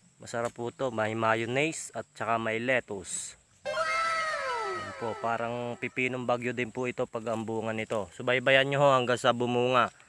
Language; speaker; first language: Filipino; native; Filipino